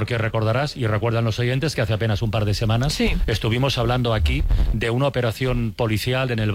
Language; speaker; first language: Spanish; native; Spanish